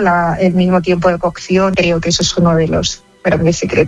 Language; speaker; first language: Spanish; native; Spanish